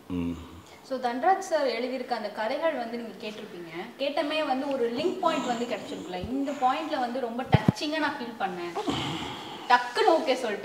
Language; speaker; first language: Tamil; native; Tamil